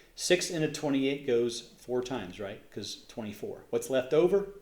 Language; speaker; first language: English; native; English